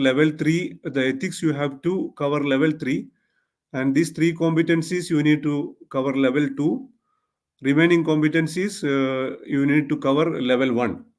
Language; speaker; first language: English; non-native, local second language; Malayalam